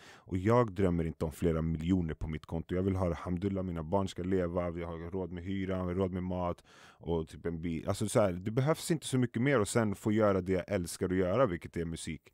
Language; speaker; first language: Swedish; early bilingual, other home language; Arabic